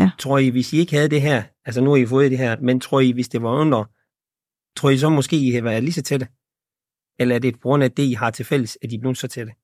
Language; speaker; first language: Danish; early bilingual, other home language; Persian